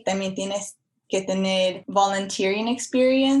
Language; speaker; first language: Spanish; early bilingual, heritage; Spanish